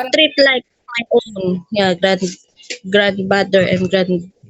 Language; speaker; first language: English; non-native, local second language; Filipino